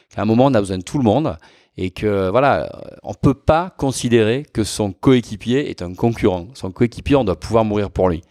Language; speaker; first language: French; native; French